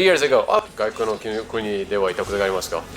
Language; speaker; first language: Japanese; non-native, learner; English